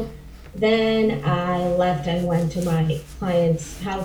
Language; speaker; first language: English; non-native, fluent; Spanish